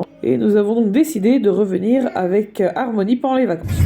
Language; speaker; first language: French; native; French